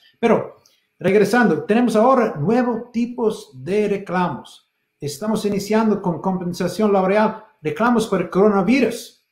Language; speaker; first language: Spanish; non-native, fluent; English